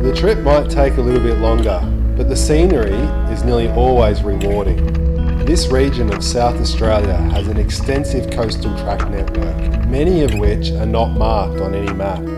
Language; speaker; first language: English; native; English